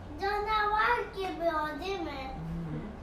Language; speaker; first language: Turkish; early bilingual, heritage; Turkish